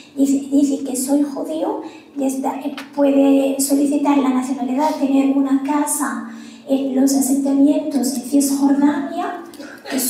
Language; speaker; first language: Spanish; non-native, fluent; Arabic